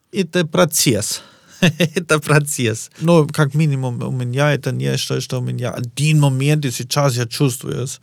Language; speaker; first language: Russian; non-native, learner; German